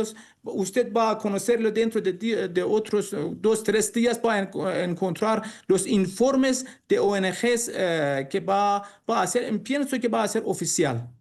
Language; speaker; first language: Spanish; non-native, learner; Persian